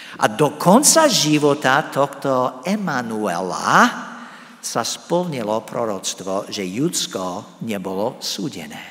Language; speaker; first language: Slovak; non-native, fluent; English